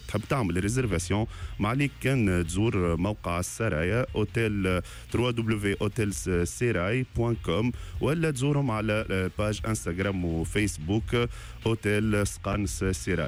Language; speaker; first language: Arabic; native; Arabic